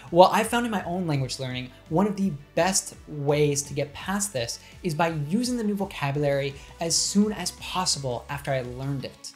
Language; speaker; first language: English; native; English